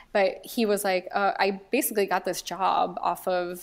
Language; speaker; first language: English; native; English